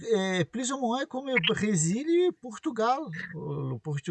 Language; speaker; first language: French; non-native, learner; Portuguese